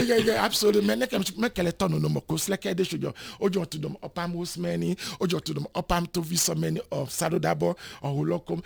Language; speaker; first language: Hungarian; non-native, fluent; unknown